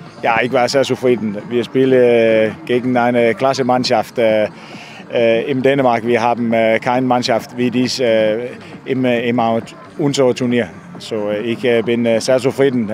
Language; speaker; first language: German; non-native, learner; Danish